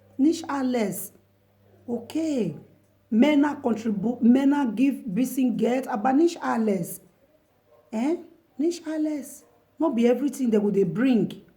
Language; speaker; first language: Nigerian Pidgin; non-native, local second language; Bini